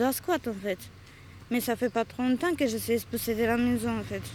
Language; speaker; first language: French; non-native, learner; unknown